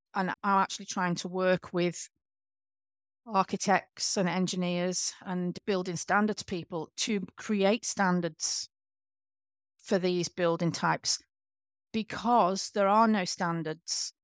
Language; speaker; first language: English; native; English